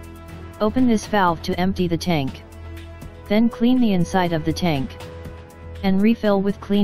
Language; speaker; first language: English; non-native, fluent; Chinese